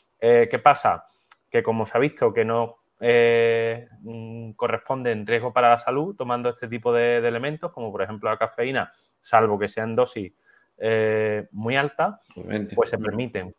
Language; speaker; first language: Spanish; native; Spanish